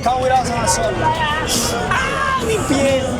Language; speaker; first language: English; non-native, learner; Spanish